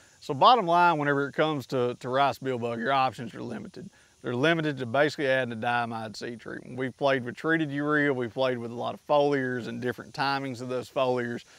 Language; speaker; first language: English; native; English